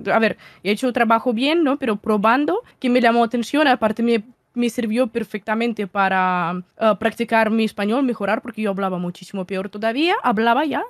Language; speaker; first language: Spanish; non-native, fluent; Russian